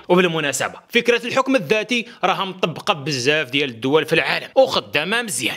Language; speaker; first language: Arabic; native; Arabic